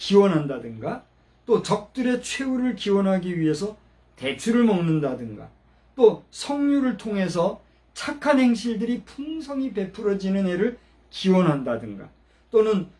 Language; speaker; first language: Korean; native; Korean